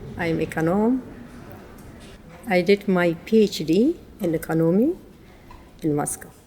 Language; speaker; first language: English; non-native, learner; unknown